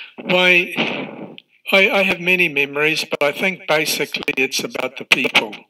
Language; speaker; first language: English; native; English